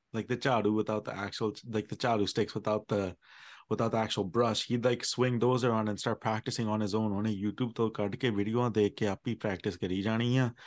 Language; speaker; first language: Punjabi; early bilingual, heritage; Punjabi